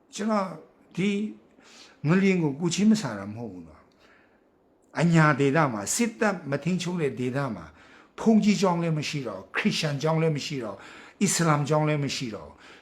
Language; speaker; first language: Burmese; non-native, local second language; Kachin